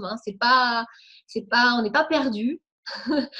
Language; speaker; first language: French; native; French